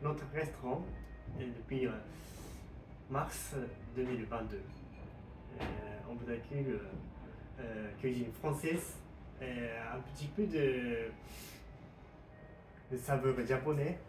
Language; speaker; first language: French; non-native, learner; Japanese